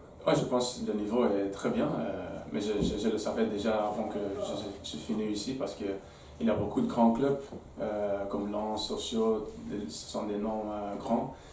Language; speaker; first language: French; non-native, fluent; Dutch